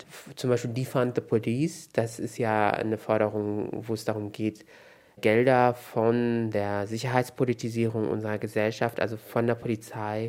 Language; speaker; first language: German; native; German